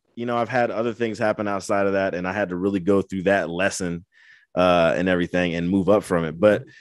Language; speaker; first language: English; native; English